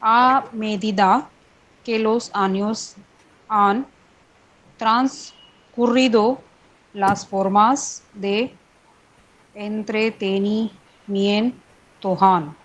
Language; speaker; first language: Spanish; non-native, learner; Hindi